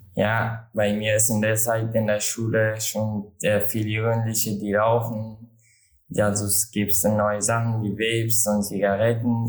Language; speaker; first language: German; non-native, learner; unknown